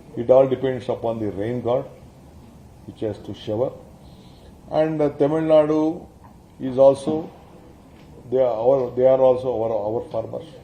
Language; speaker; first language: English; non-native, local second language; Kannada